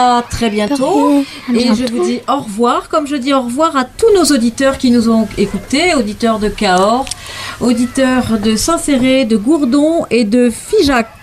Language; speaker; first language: French; native; French